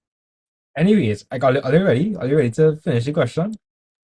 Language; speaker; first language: English; native; English